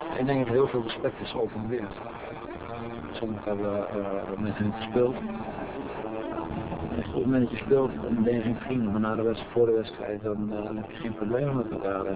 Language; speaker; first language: Dutch; native; Dutch